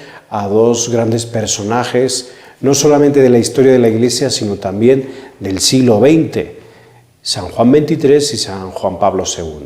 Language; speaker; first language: Spanish; native; Spanish